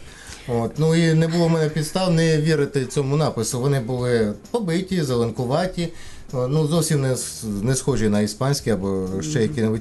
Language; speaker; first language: Ukrainian; native; Ukrainian